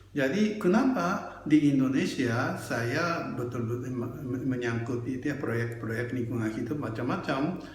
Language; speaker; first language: Indonesian; non-native, fluent; Japanese